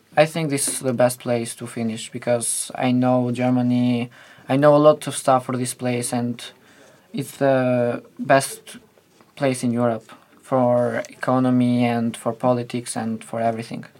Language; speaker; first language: English; non-native, fluent; Albanian